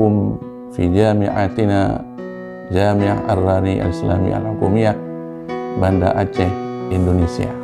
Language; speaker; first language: Arabic; non-native, fluent; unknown